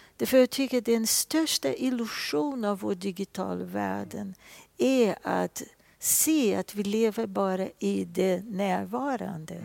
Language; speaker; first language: Swedish; non-native, fluent; Portuguese